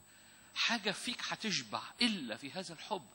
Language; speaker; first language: Arabic; native; Arabic